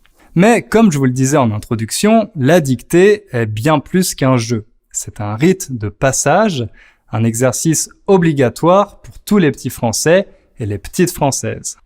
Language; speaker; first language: French; native; French